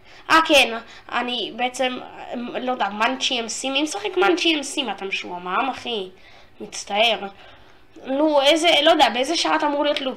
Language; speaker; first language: Hebrew; native; Hebrew